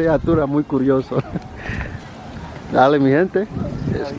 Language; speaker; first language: Spanish; non-native, learner; Haitian Creole